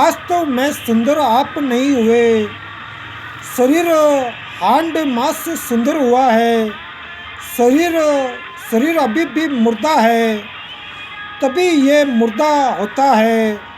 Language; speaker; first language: Hindi; native; Hindi